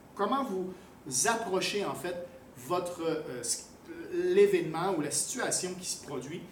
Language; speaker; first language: French; native; French